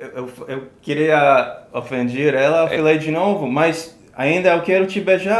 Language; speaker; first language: Portuguese; non-native, fluent; English